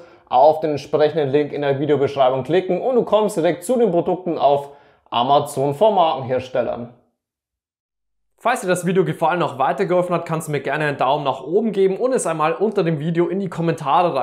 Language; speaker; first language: German; native; German